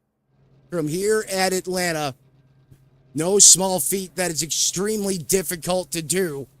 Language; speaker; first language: English; native; English